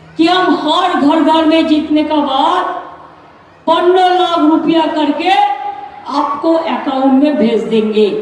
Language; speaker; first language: Hindi; non-native, local second language; Bangla